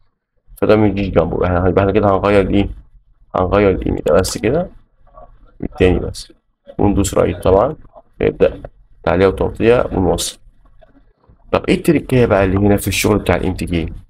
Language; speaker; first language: Arabic; native; Arabic